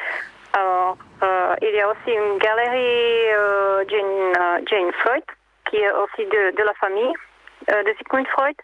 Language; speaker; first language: French; non-native, learner; Czech